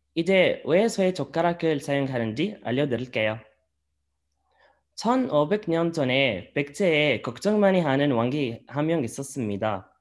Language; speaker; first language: Korean; non-native, learner; Arabic